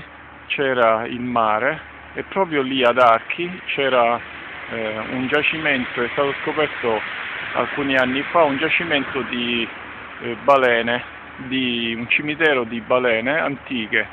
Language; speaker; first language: Italian; native; Italian